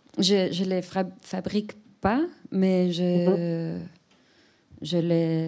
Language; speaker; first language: French; non-native, fluent; Spanish